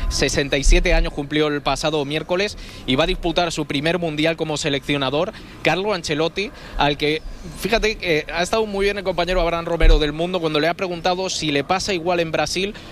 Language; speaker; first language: Spanish; native; Spanish